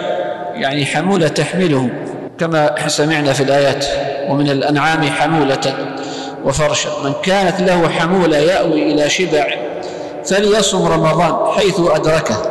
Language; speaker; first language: Arabic; native; Arabic